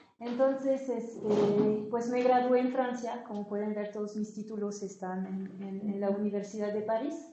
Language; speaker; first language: Spanish; non-native, fluent; French